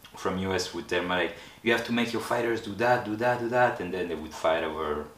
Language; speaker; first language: English; non-native, fluent; French